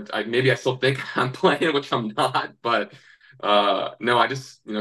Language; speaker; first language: English; native; English